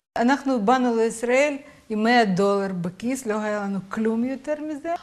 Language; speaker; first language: Hebrew; non-native, fluent; Russian